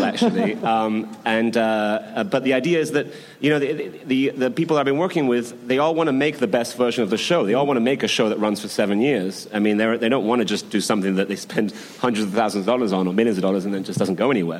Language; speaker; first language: English; native; English